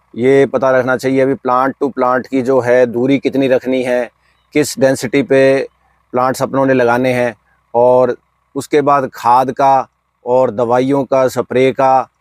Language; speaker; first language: Hindi; native; Hindi